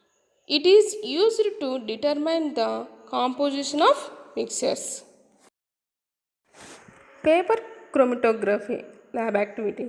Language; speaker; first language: English; non-native, local second language; Telugu